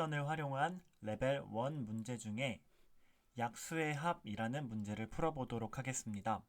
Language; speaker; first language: Korean; native; Korean